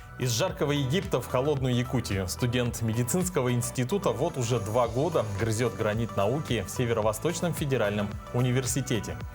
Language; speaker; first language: Russian; native; Russian